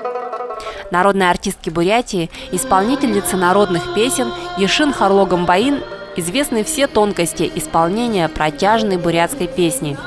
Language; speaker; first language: Russian; native; Russian